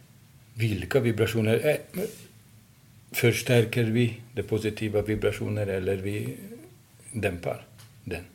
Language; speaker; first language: Swedish; non-native, fluent; Hungarian